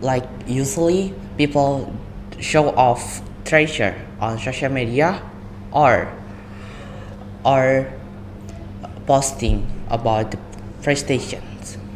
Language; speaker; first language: English; non-native, learner; Indonesian